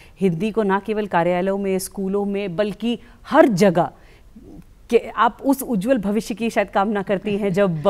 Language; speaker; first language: Hindi; native; Hindi